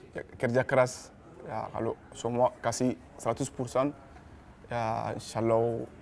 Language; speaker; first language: Malay; non-native, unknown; Bambara